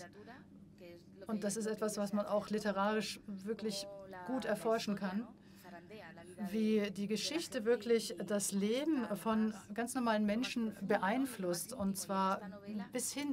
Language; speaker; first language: German; non-native, fluent; Spanish